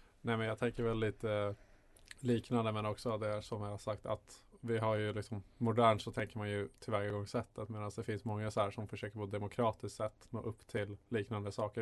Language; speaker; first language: Swedish; native; Swedish